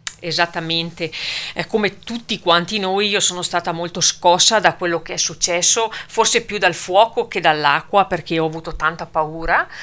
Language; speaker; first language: Italian; native; Italian